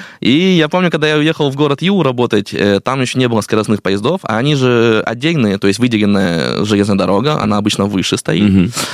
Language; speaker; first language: Russian; non-native, fluent; Chinese